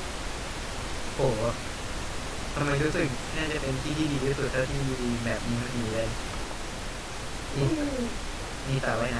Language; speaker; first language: Thai; native; Thai